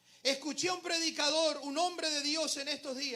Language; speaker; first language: Spanish; native; Spanish